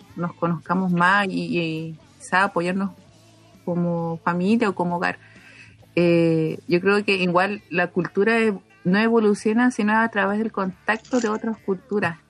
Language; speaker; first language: Spanish; non-native, local second language; Aymara